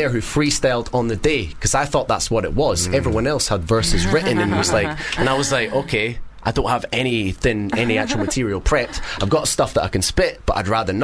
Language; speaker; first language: English; native; English